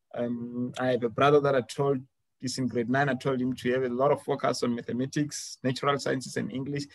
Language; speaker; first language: English; non-native, local second language; Venda